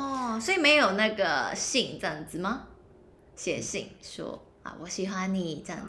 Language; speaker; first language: Chinese; non-native, local second language; Cantonese